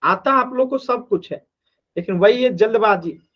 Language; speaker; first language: Hindi; native; Hindi